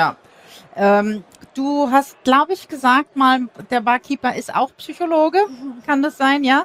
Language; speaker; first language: German; native; German